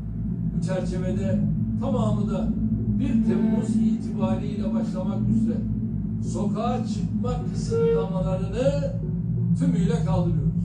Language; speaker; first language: Turkish; native; Turkish